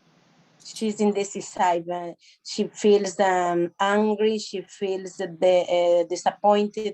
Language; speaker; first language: English; non-native, learner; Spanish